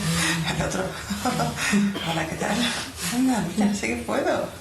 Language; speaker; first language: Spanish; native; Spanish